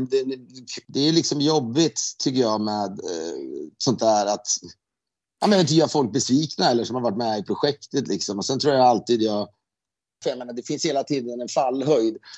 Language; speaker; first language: Swedish; native; Swedish